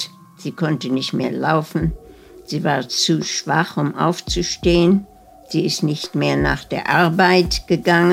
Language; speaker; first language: German; early bilingual, heritage; German